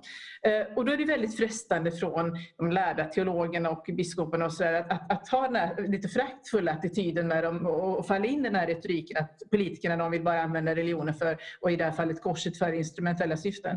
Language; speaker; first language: Swedish; native; Swedish